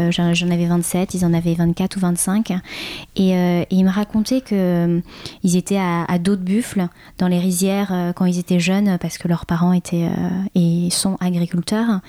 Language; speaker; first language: French; early bilingual, other home language; Khmer